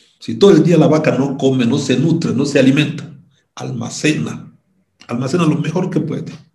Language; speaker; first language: Spanish; non-native, fluent; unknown